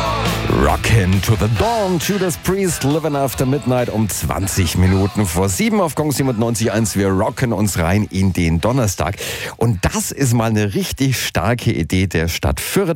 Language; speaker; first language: German; native; German